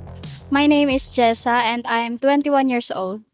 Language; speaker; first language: English; non-native, local second language; Bikol